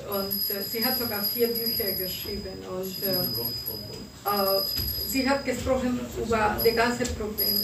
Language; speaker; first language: German; non-native, fluent; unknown